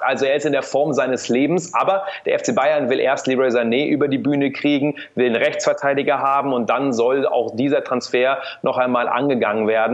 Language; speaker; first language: German; native; German